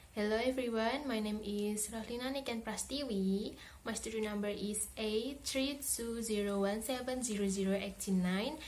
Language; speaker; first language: English; non-native, learner; Indonesian